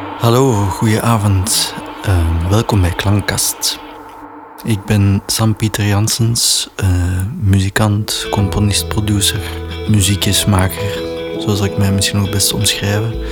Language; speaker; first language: Dutch; native; Dutch